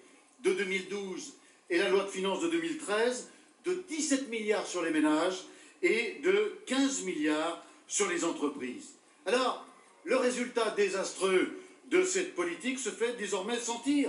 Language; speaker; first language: French; native; French